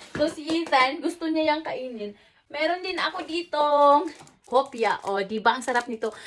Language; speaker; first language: Filipino; non-native, local second language; Cebuano